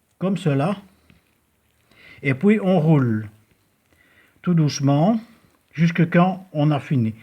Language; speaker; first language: French; native; French